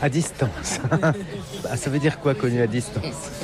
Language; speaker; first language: French; native; French